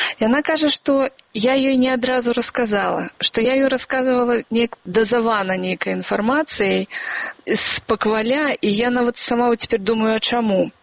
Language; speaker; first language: Belarusian; non-native, local second language; Russian